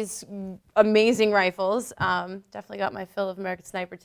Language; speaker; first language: English; native; English